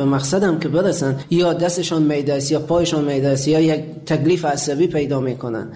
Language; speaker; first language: Persian; native; Persian